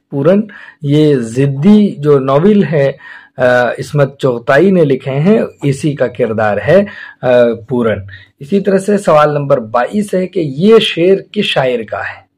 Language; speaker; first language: Urdu; native; Urdu